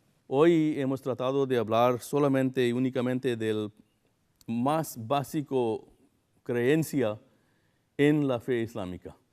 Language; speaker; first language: Spanish; non-native, fluent; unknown